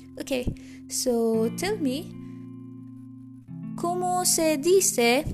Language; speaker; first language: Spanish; non-native, learner; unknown